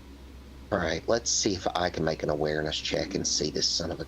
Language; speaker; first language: English; native; English